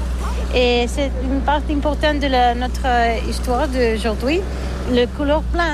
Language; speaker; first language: French; non-native, learner; Catalan